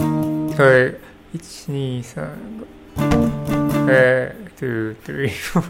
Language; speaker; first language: Japanese; non-native, learner; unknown